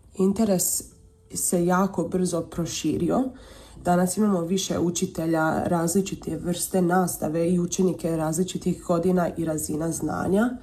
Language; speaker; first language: Croatian; early bilingual, heritage; Croatian